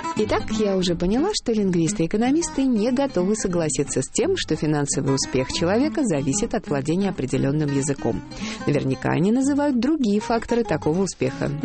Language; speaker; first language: Russian; native; Russian